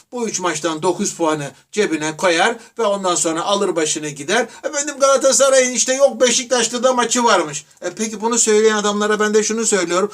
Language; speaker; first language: Turkish; native; Turkish